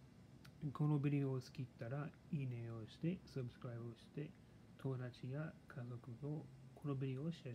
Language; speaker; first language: Japanese; non-native, learner; English